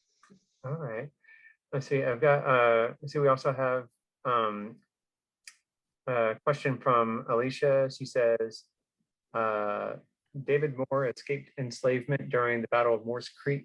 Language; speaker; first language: English; native; English